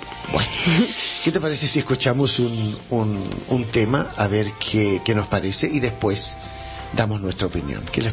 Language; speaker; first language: Spanish; native; Spanish